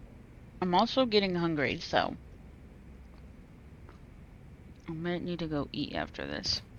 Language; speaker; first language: English; native; English